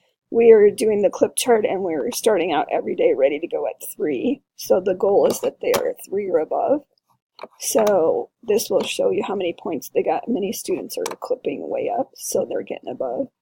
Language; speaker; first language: English; native; English